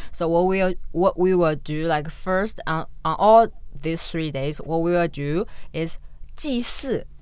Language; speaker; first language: English; non-native, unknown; Chinese